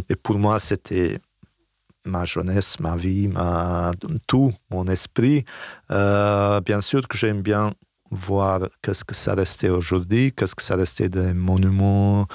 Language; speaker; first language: French; non-native, fluent; Bosnian